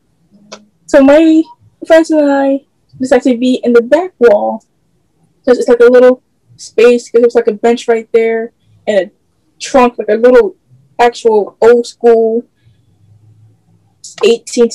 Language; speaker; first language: English; native; English